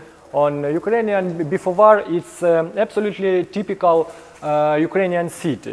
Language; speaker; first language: English; non-native, learner; Ukrainian